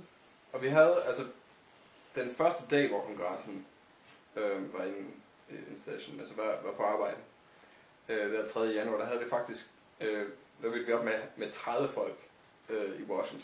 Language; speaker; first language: Danish; native; Danish